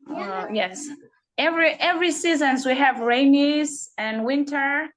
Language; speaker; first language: English; non-native, learner; Burmese